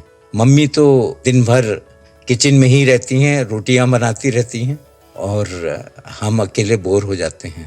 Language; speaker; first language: Hindi; native; Hindi